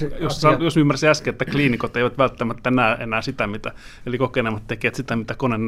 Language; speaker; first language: Finnish; native; Finnish